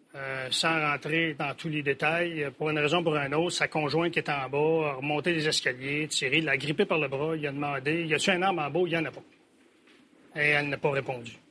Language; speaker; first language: French; native; French